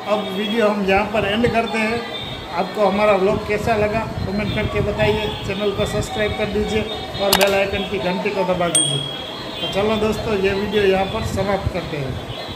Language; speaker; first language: Hindi; non-native, local second language; Gujarati